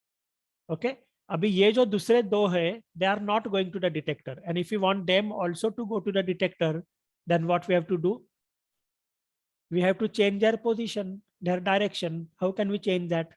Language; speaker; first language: English; non-native, local second language; Marathi